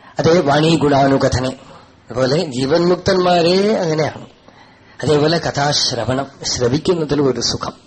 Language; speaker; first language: Malayalam; non-native, local second language; Tamil